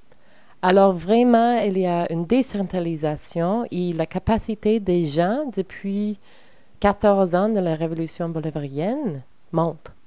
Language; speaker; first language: French; non-native, learner; English